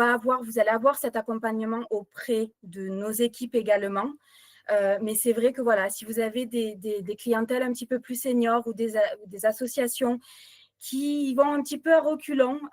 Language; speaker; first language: French; native; French